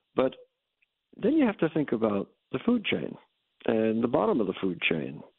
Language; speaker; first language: English; native; English